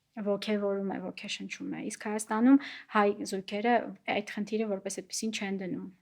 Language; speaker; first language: Armenian; native; Armenian